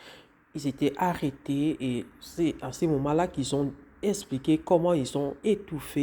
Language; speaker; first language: French; non-native, local second language; Lingala